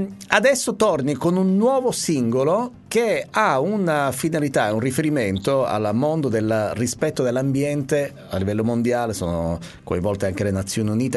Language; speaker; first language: Italian; native; Italian